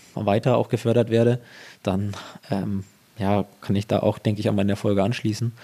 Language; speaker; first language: German; native; German